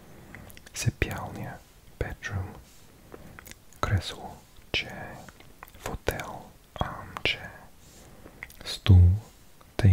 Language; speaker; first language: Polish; non-native, learner; English